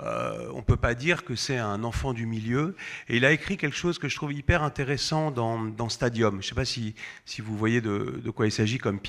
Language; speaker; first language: French; native; French